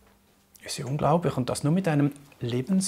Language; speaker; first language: German; native; German